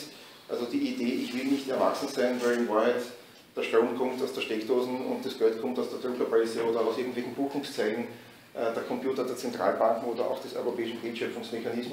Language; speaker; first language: German; native; German